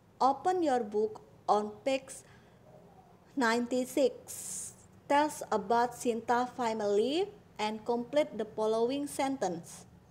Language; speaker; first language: English; non-native, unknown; Indonesian